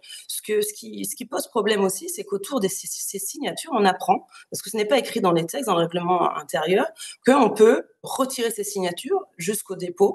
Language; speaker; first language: French; native; French